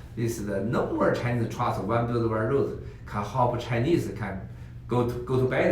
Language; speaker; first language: English; non-native, learner; Chinese